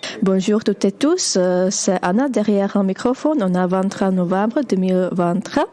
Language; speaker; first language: French; non-native, learner; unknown